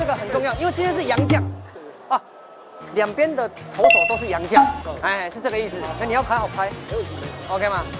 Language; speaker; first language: Chinese; native; Chinese